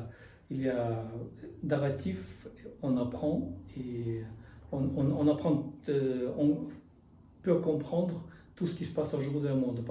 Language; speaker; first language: French; non-native, fluent; Russian